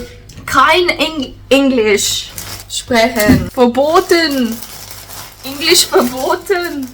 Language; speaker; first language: German; non-native, learner; Slovenian